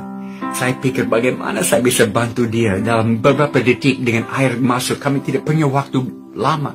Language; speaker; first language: Indonesian; non-native, fluent; English